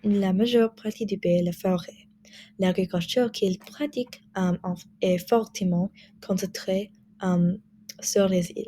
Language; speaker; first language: French; non-native, learner; English